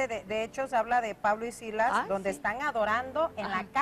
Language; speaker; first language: Spanish; native; Spanish